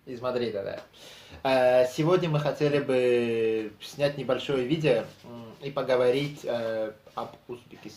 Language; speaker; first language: Russian; non-native, local second language; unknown